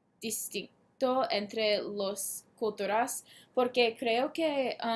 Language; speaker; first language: Spanish; non-native, learner; English